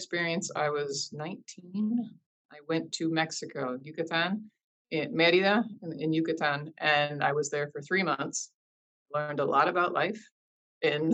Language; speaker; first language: English; native; English